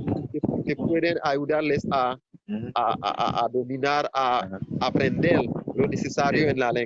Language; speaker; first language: Spanish; non-native, fluent; Haitian Creole